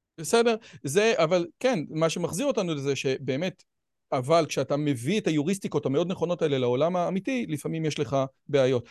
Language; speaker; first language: Hebrew; native; Hebrew